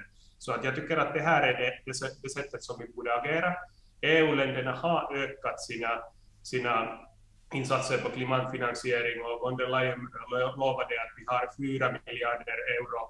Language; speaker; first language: Swedish; non-native, fluent; Finnish